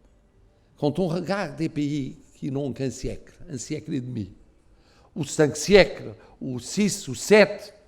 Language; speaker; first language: French; non-native, fluent; Portuguese